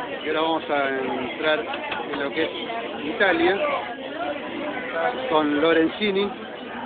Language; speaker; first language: Spanish; native; Spanish